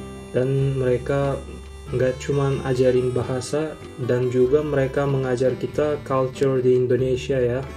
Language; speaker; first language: Indonesian; non-native, fluent; Turkmen